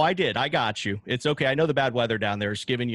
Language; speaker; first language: English; native; English